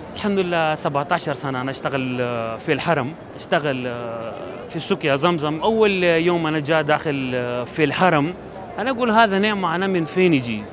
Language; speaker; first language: Arabic; non-native, learner; Urdu